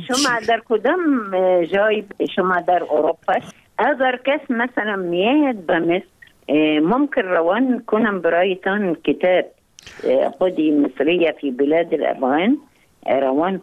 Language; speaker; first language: Persian; non-native, fluent; Arabic